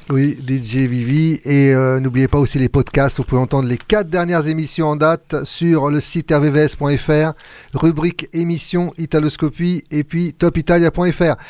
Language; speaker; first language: French; native; French